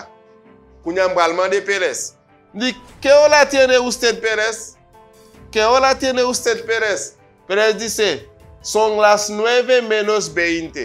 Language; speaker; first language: Spanish; non-native, fluent; Haitian Creole